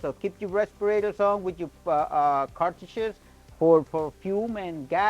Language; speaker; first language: English; non-native, fluent; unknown